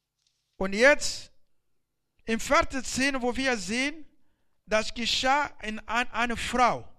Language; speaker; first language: German; non-native, learner; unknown